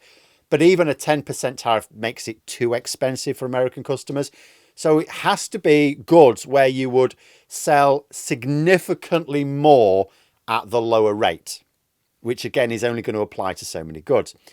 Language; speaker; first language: English; native; English